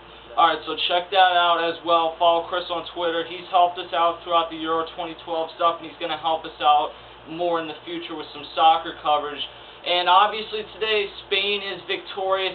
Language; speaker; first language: English; native; English